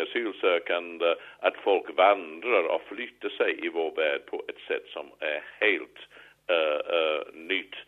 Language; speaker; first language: Swedish; non-native, fluent; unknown